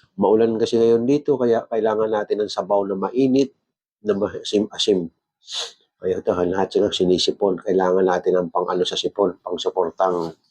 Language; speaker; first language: Filipino; non-native, local second language; Bikol